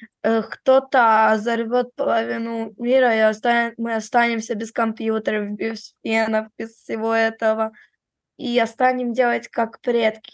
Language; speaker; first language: Russian; early bilingual, heritage; Russian